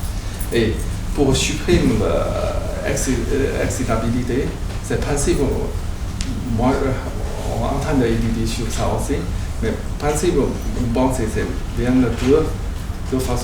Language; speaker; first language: French; non-native, learner; Chinese